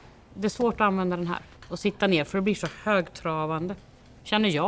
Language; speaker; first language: Swedish; native; Swedish